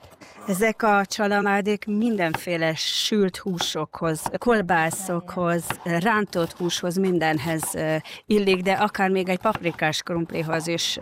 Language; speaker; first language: Hungarian; native; Hungarian